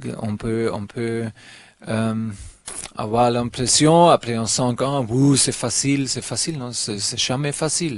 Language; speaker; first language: French; non-native, fluent; German